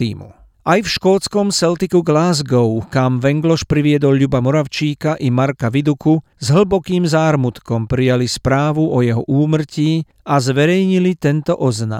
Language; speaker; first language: Slovak; native; Slovak